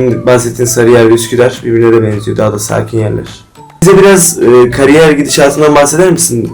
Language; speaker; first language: Turkish; native; Turkish